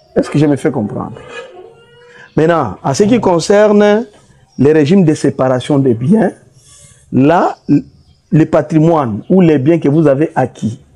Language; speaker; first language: French; non-native, local second language; Swahili